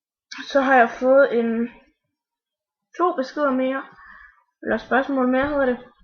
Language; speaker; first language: Danish; native; Danish